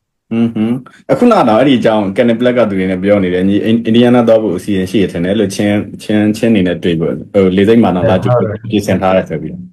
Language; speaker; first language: Burmese; native; Burmese